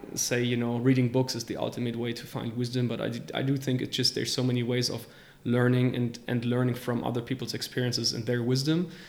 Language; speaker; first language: English; non-native, fluent; German